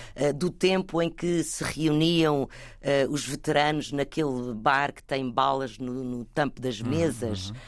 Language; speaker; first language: Portuguese; native; Portuguese